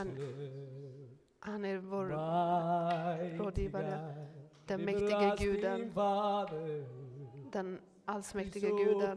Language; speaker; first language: Swedish; non-native, fluent; Amharic